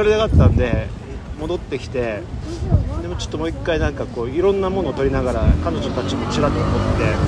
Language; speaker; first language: Japanese; native; Japanese